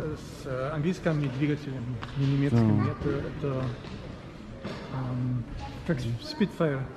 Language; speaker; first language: Russian; non-native, fluent; German